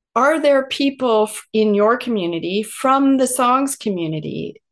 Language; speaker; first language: English; native; English